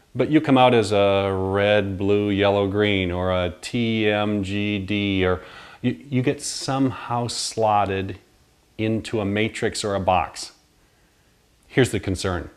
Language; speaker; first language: English; native; English